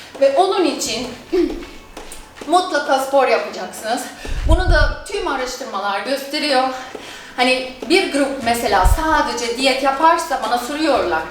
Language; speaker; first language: Turkish; non-native, fluent; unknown